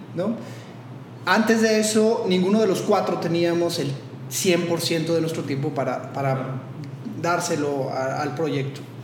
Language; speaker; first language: Spanish; native; Spanish